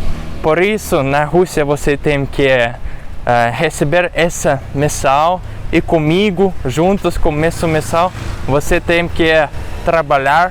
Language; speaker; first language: Portuguese; non-native, fluent; Russian